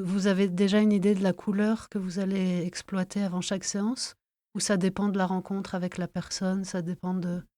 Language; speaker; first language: French; native; French